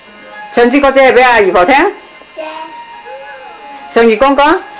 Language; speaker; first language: Cantonese; native; Cantonese